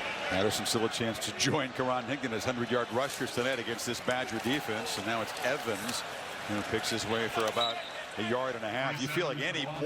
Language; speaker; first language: English; native; English